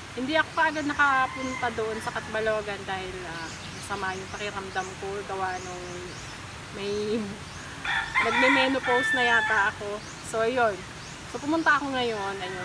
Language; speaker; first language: Filipino; non-native, local second language; Waray